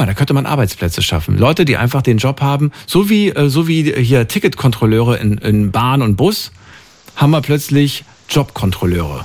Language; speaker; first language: German; native; German